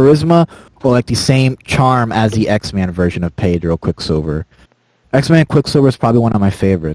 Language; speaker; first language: English; native; English